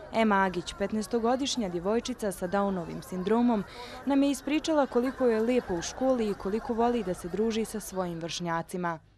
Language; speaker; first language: Croatian; native; Croatian